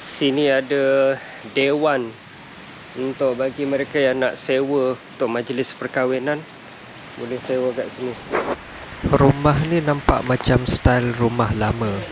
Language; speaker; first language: Malay; non-native, fluent; Western Cham